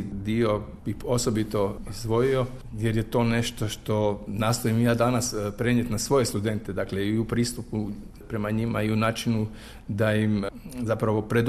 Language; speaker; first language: Croatian; native; Croatian